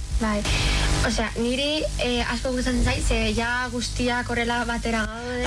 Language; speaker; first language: Basque; non-native, local second language; Spanish